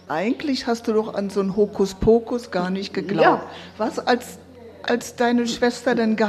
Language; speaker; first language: German; native; German